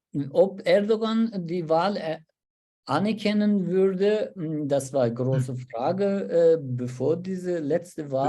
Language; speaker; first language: German; non-native, learner; Turkish